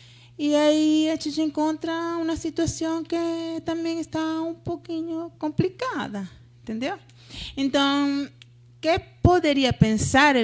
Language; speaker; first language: Portuguese; non-native, fluent; Spanish